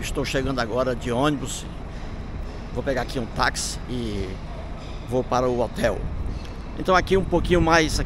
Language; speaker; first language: Portuguese; native; Portuguese